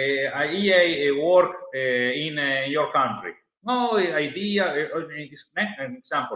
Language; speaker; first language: English; non-native, learner; Italian